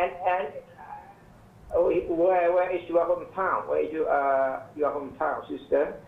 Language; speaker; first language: English; non-native, learner; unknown